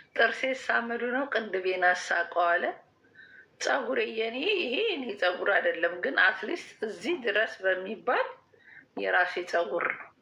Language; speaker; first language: Amharic; native; Amharic